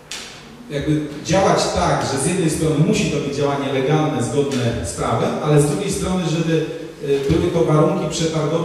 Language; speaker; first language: Polish; native; Polish